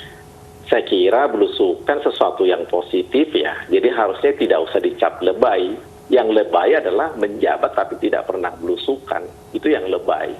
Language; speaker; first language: Indonesian; native; Indonesian